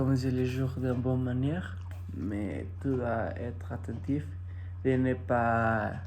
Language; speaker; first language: French; non-native, fluent; Spanish